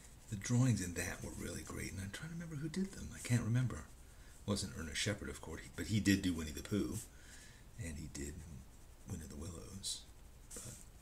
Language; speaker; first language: English; native; English